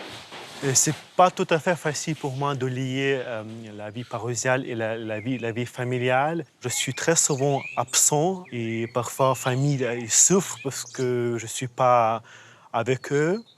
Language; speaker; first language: French; non-native, fluent; Ukrainian